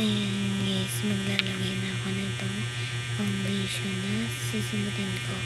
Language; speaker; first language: Filipino; non-native, local second language; Cebuano